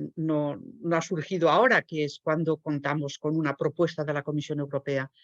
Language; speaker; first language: Spanish; native; Spanish